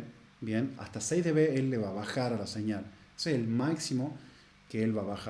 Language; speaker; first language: Spanish; native; Spanish